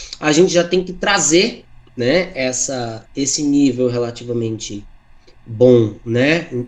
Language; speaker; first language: Portuguese; native; Portuguese